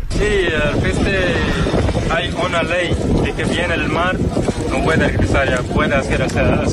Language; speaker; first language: Spanish; non-native, learner; Arabic